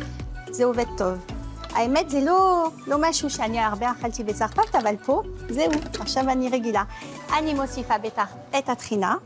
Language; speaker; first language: Hebrew; non-native, fluent; French